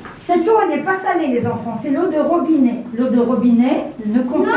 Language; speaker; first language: French; non-native, local second language; Arabic